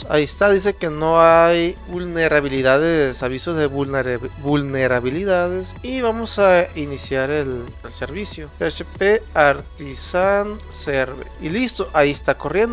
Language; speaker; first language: Spanish; native; Spanish